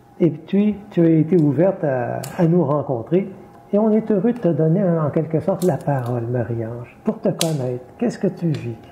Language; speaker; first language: French; native; French